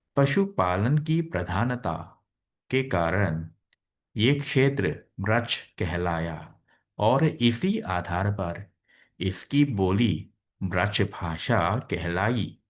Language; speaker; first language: Hindi; non-native, fluent; Thai